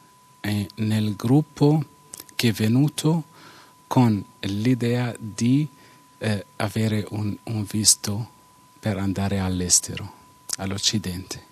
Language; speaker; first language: Italian; non-native, fluent; Arabic